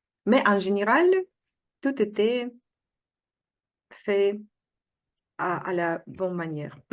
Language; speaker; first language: French; non-native, fluent; Russian